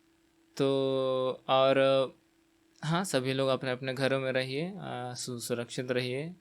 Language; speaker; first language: Hindi; non-native, local second language; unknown